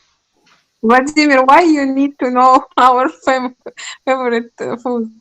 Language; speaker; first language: English; non-native, learner; Russian